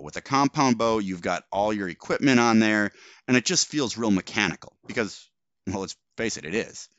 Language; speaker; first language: English; native; English